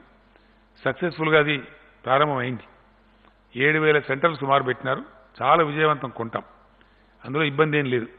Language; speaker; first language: Telugu; native; Telugu